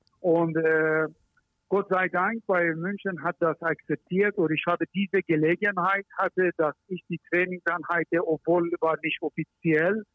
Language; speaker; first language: German; non-native, learner; Persian